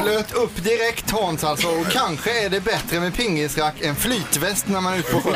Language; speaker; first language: Swedish; native; Swedish